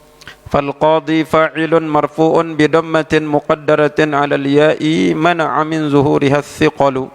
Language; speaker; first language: Arabic; non-native, fluent; Indonesian